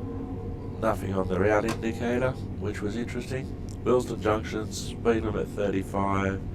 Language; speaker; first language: English; native; English